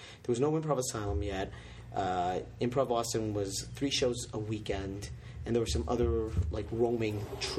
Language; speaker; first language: English; native; English